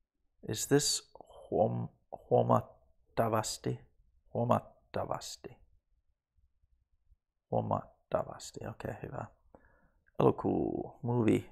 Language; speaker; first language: Finnish; non-native, learner; English